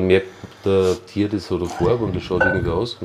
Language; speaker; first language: German; native; German